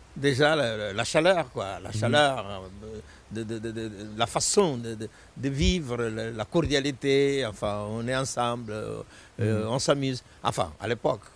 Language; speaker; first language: French; non-native, fluent; Portuguese